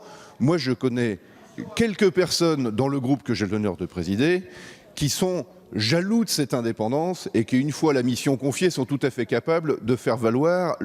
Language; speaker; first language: French; native; French